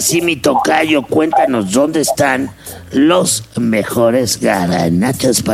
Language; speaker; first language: Spanish; native; Spanish